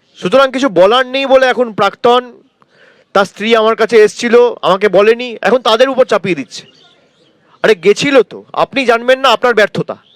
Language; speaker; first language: Bangla; native; Bangla